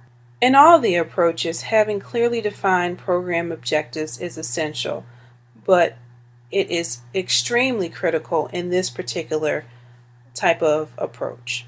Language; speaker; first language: English; native; English